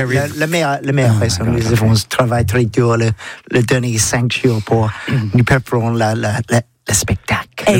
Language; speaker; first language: French; non-native, learner; English